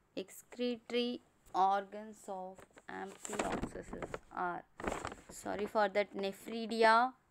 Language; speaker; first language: English; non-native, local second language; Tamil